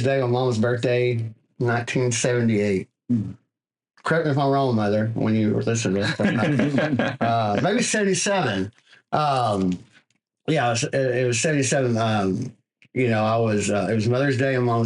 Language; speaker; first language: English; native; English